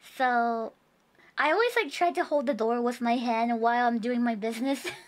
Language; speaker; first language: English; non-native, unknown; Japanese